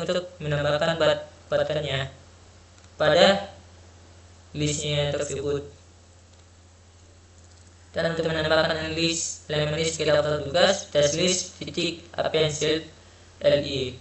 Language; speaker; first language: Indonesian; native; Indonesian